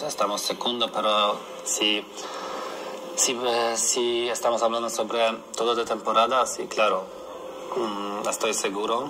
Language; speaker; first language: Spanish; non-native, learner; Polish